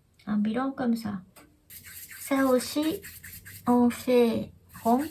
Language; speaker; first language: French; non-native, learner; Japanese